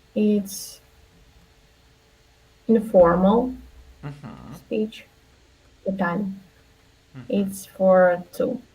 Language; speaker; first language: English; non-native, learner; Russian